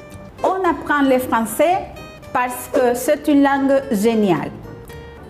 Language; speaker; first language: French; non-native, fluent; Spanish